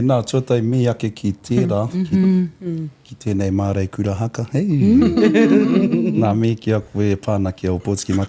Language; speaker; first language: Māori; non-native, local second language; English